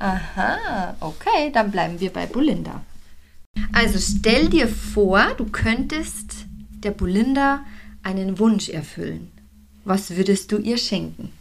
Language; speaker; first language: German; native; German